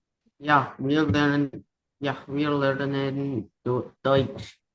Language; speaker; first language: German; non-native, learner; Indonesian